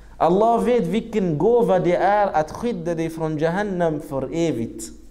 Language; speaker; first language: Swedish; non-native, fluent; Arabic